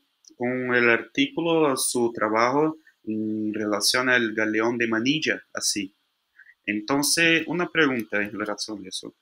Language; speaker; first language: Spanish; non-native, fluent; Portuguese